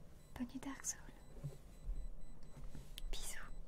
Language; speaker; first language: French; native; French